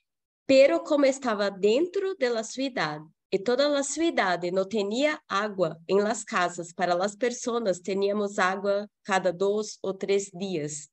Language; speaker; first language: Spanish; non-native, fluent; Portuguese